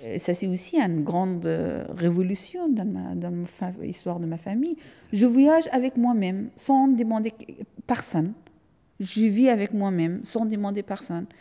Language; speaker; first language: French; non-native, fluent; Persian